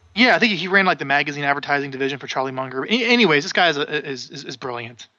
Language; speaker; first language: English; native; English